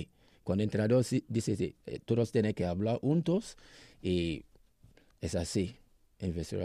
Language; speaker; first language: Spanish; non-native, learner; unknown